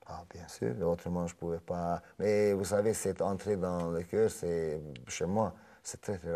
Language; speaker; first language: French; non-native, fluent; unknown